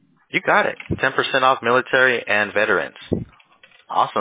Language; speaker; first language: English; native; English